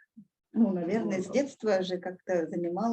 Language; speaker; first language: Russian; native; Russian